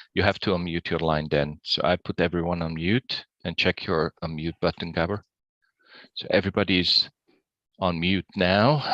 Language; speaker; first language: English; non-native, fluent; Hungarian